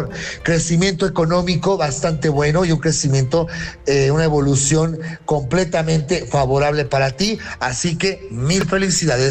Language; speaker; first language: Spanish; native; Spanish